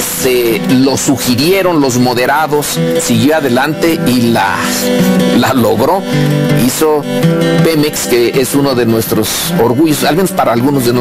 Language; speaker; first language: Spanish; native; Spanish